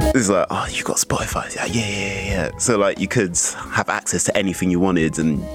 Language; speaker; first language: English; native; English